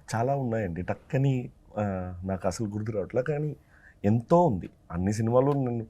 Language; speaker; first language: Telugu; non-native, fluent; Tamil